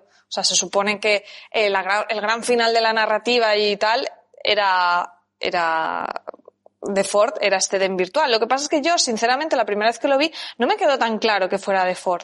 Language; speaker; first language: Spanish; native; Spanish